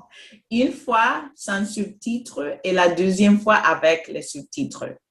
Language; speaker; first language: French; non-native, fluent; Spanish